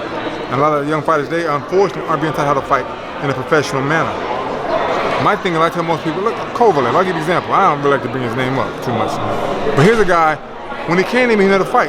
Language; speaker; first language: English; native; English